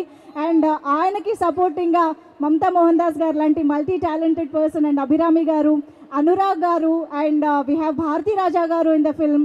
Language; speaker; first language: Telugu; native; Telugu